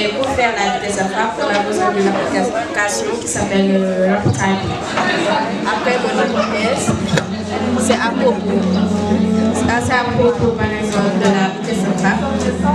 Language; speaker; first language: French; non-native, learner; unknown